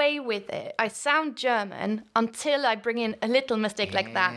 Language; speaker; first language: English; non-native, fluent; Luxembourgish